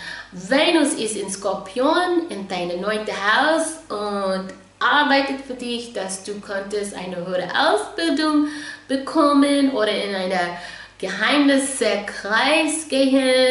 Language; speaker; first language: German; non-native, fluent; English